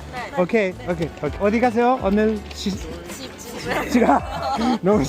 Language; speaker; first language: Korean; non-native, learner; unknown